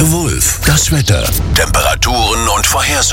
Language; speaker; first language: German; native; German